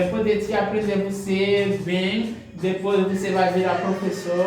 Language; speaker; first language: Portuguese; non-native, learner; Haitian Creole